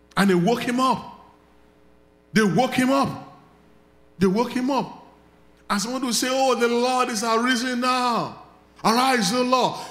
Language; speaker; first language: English; non-native, local second language; Yoruba